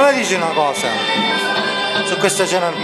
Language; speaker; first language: Italian; native; Italian